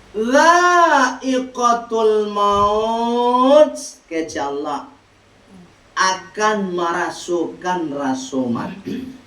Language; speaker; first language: Malay; non-native, local second language; Minangkabau